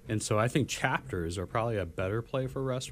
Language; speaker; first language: English; native; English